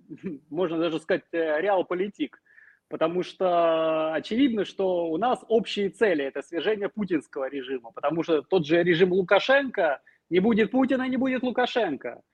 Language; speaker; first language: Russian; native; Russian